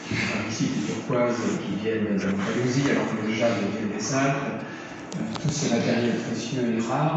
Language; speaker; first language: French; native; French